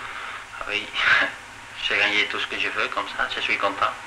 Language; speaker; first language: French; non-native, local second language; Dutch